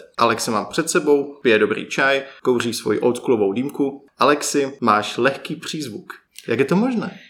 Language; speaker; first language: Czech; native; Czech